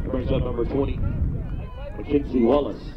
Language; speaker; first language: English; native; English